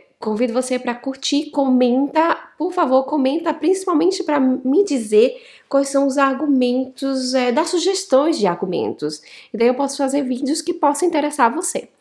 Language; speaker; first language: Portuguese; native; Portuguese